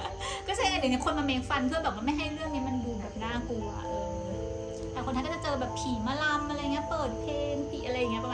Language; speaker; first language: Thai; native; Thai